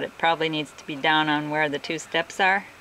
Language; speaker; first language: English; native; English